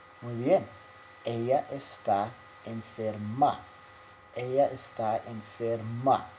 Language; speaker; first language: Spanish; non-native, fluent; English